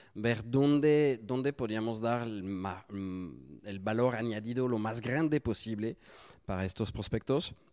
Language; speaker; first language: Spanish; non-native, fluent; French